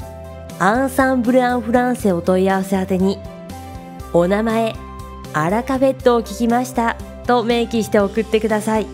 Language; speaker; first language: Japanese; native; Japanese